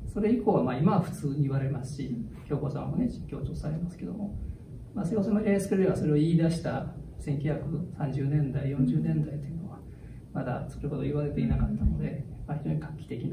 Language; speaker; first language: Japanese; native; Japanese